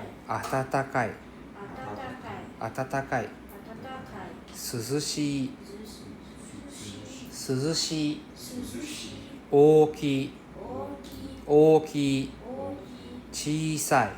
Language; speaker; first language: Japanese; non-native, fluent; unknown